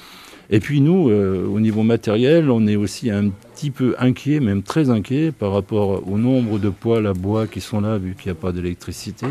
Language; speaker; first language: French; native; French